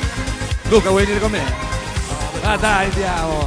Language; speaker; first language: Italian; native; Italian